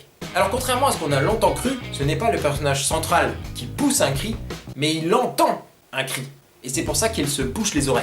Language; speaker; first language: French; native; French